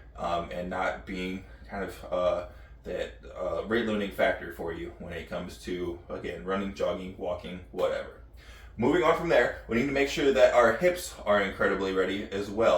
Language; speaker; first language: English; native; English